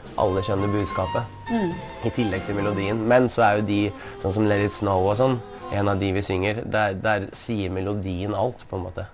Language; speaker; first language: Norwegian; early bilingual, other home language; Russian